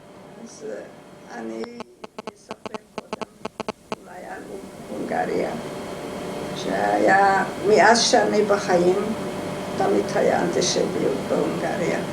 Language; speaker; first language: Hebrew; non-native, fluent; Hungarian